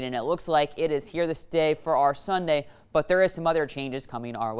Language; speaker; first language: English; native; English